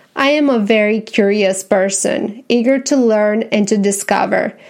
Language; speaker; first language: English; non-native, fluent; Romanian